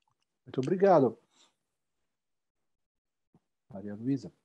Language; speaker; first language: Portuguese; non-native, fluent; Italian